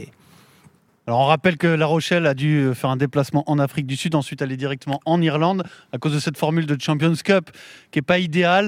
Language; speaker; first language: French; native; French